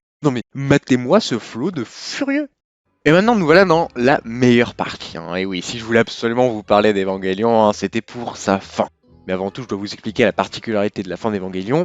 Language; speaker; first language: French; native; French